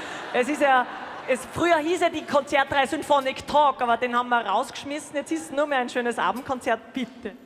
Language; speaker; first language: German; native; German